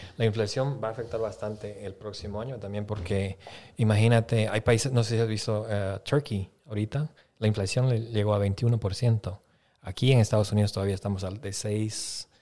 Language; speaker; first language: Spanish; early bilingual, heritage; Spanish